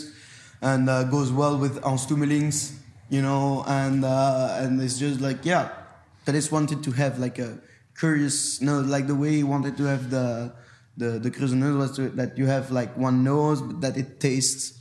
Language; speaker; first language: English; non-native, fluent; French